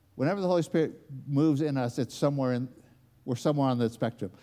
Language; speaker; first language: English; native; English